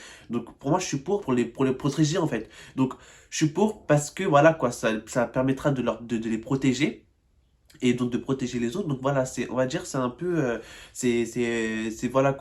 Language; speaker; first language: French; native; French